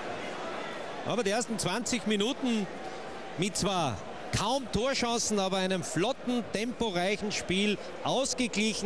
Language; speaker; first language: German; native; German